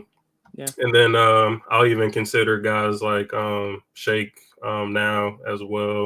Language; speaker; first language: English; native; English